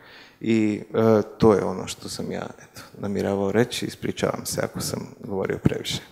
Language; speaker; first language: Croatian; native; Croatian